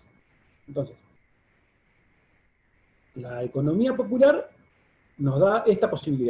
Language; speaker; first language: Spanish; native; Spanish